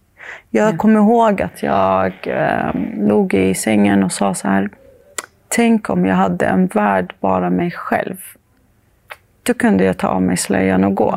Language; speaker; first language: Swedish; early bilingual, other home language; Arabic